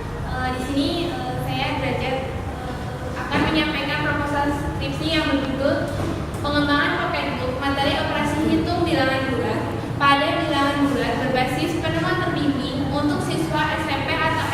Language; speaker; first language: Indonesian; native; Indonesian